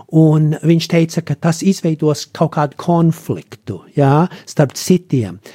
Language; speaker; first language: Latvian; early bilingual, heritage; Latvian